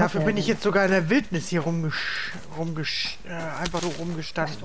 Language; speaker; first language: German; native; German